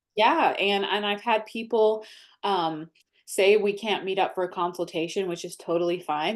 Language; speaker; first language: English; native; English